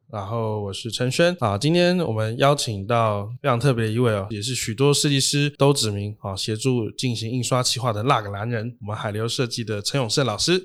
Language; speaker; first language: Chinese; native; Chinese